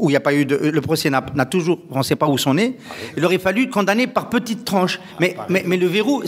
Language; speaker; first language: French; non-native, local second language; Arabic